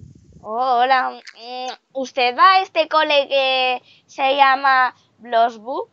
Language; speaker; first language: Spanish; native; Spanish